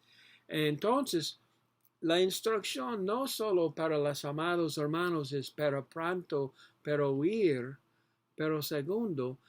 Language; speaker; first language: Spanish; non-native, learner; English